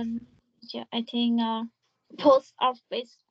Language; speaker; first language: English; non-native, learner; Vietnamese